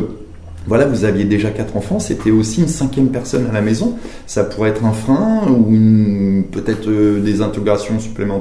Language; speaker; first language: French; native; French